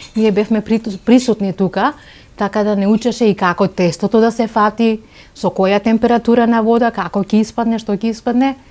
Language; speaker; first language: Macedonian; non-native, local second language; Romany